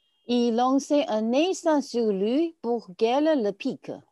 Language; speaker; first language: French; native; French